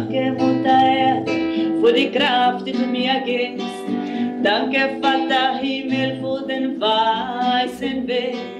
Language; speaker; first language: German; non-native, fluent; Portuguese